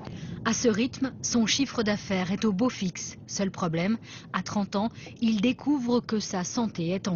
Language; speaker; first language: French; native; French